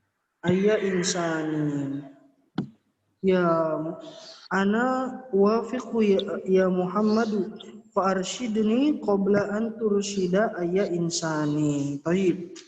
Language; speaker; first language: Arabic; non-native, fluent; Indonesian